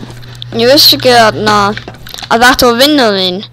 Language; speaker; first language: Icelandic; non-native, learner; Danish